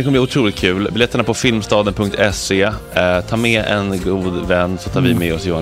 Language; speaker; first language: Swedish; native; Swedish